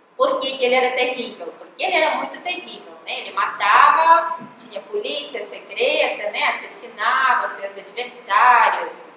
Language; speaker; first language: Portuguese; non-native, fluent; Russian